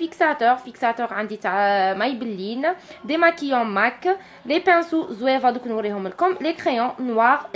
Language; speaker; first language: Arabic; native; Arabic